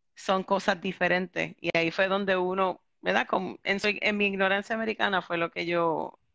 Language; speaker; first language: Spanish; early bilingual, heritage; Spanish